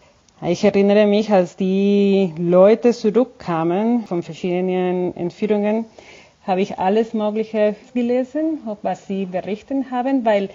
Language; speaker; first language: German; non-native, fluent; Spanish